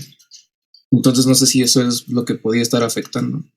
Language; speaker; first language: Spanish; native; Spanish